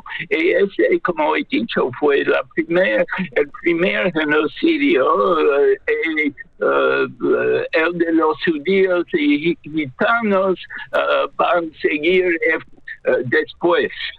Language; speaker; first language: Spanish; non-native, fluent; English